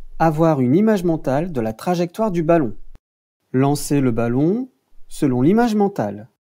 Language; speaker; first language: French; native; French